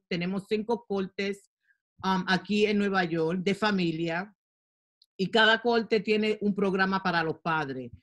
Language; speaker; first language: Spanish; early bilingual, heritage; Spanish